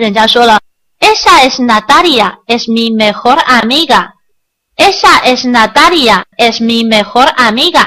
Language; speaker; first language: Spanish; non-native, learner; Chinese